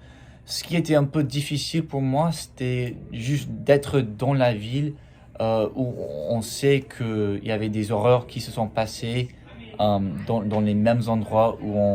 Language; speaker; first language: French; non-native, fluent; English